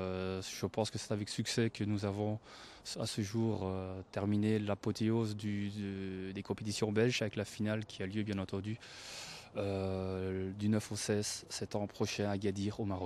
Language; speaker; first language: French; native; French